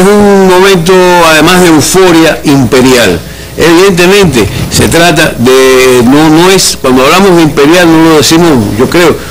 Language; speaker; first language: Spanish; native; Spanish